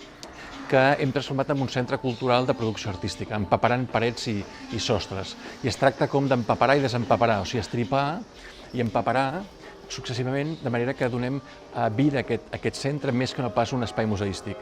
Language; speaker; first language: Catalan; native; Catalan